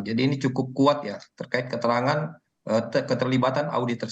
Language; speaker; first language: Indonesian; native; Indonesian